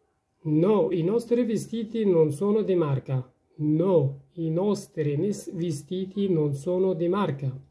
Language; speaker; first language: Italian; non-native, fluent; Persian